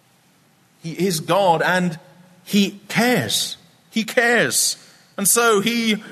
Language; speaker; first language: English; native; English